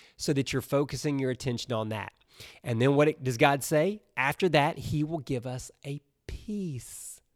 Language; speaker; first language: English; native; English